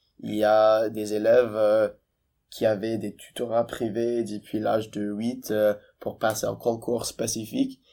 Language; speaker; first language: French; non-native, fluent; English